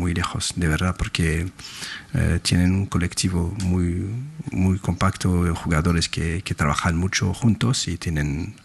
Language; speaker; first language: Spanish; non-native, fluent; French